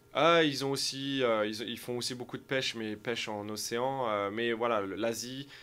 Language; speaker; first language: French; native; French